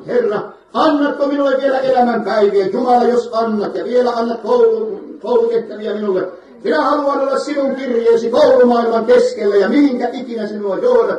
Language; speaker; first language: Finnish; native; Finnish